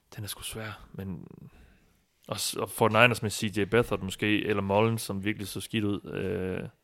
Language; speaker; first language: Danish; native; Danish